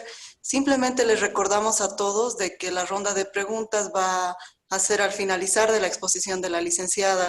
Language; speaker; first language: Spanish; native; Spanish